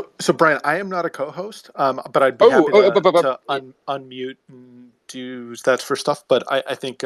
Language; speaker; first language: English; native; English